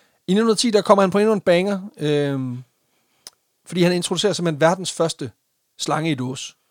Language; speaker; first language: Danish; native; Danish